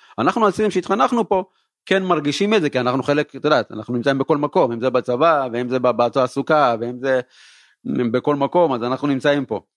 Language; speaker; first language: Hebrew; early bilingual, other home language; Amharic